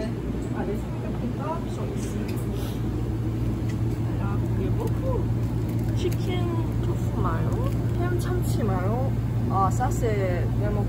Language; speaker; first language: French; non-native, learner; English